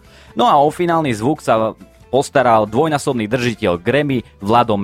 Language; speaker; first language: Slovak; native; Slovak